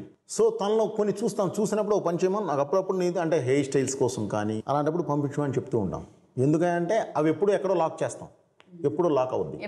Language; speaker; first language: Telugu; native; Telugu